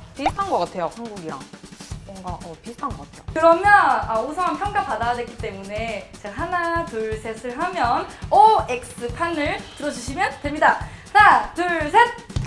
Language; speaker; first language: Korean; non-native, fluent; Thai